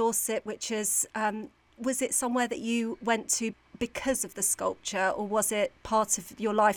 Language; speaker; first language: English; native; English